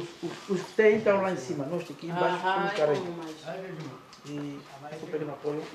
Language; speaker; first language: Portuguese; native; Portuguese